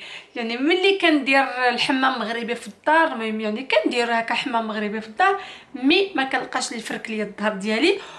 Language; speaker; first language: Arabic; native; Arabic